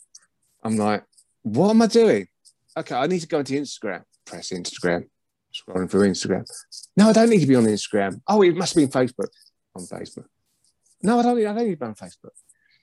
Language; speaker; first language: English; native; English